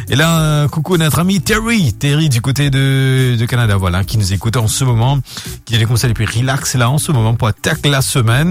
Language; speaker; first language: French; non-native, local second language; Morisyen